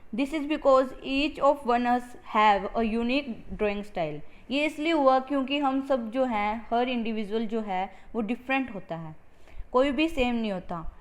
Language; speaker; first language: Hindi; native; Hindi